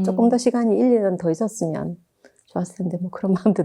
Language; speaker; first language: Korean; native; Korean